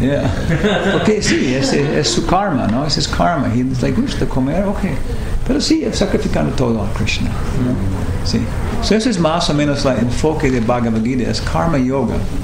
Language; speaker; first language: Spanish; non-native, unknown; English